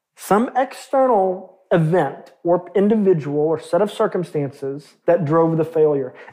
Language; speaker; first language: English; native; English